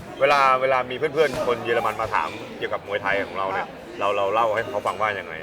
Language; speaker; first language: Thai; native; Thai